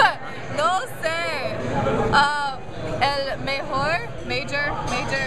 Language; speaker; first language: Spanish; non-native, learner; English